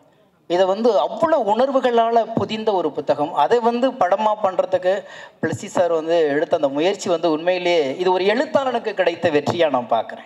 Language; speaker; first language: Tamil; native; Tamil